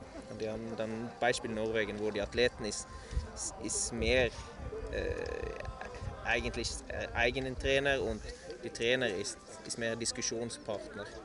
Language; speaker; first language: German; non-native, learner; Norwegian